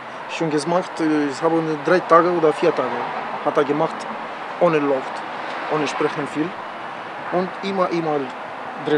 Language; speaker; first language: German; non-native, learner; Romanian